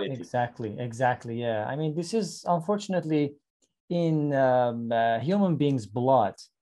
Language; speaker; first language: English; non-native, fluent; Persian